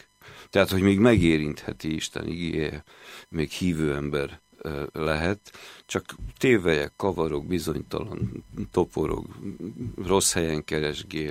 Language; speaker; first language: Hungarian; native; Hungarian